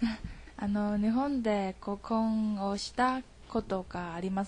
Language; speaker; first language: Japanese; non-native, learner; Chinese